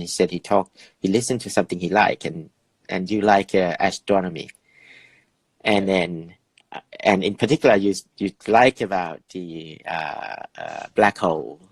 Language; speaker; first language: English; non-native, fluent; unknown